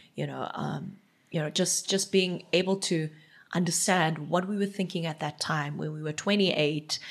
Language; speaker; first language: English; non-native, local second language; Xhosa